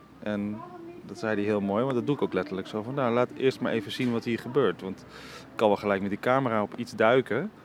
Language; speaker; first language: Dutch; native; Dutch